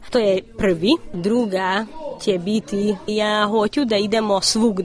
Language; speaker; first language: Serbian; non-native, local second language; Hungarian